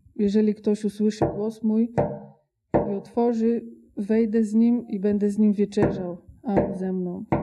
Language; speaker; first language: Polish; non-native, fluent; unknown